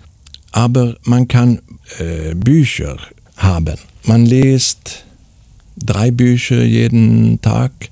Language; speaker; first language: German; non-native, learner; Swedish